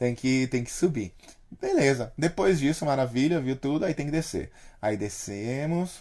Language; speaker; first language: Portuguese; native; Portuguese